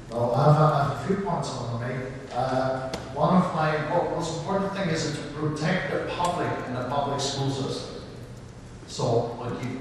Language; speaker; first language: English; non-native, fluent; Swiss German